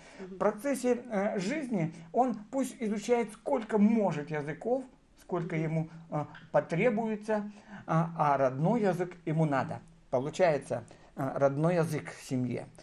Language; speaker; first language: Russian; non-native, local second language; Gagauz